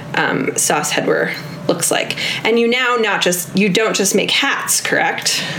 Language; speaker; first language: English; native; English